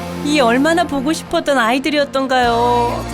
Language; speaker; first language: Korean; native; Korean